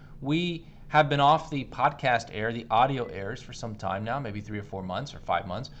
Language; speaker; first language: English; native; English